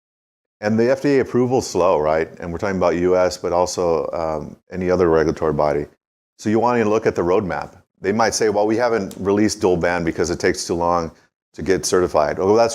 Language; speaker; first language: English; native; English